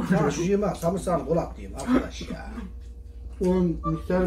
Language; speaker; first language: Korean; non-native, learner; Turkish